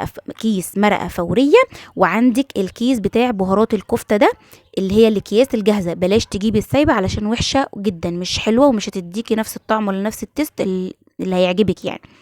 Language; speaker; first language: Arabic; native; Arabic